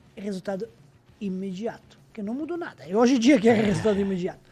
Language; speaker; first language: Portuguese; non-native, fluent; Serbian